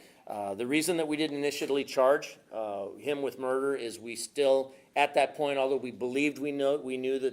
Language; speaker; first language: English; native; English